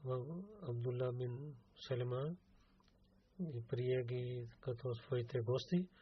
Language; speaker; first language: Bulgarian; non-native, learner; Urdu